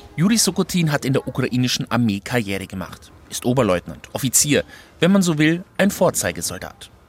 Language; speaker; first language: German; native; German